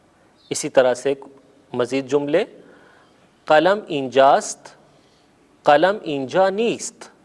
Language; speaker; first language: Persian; non-native, fluent; Urdu